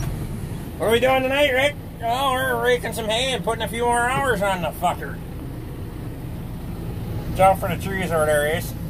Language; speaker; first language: English; native; English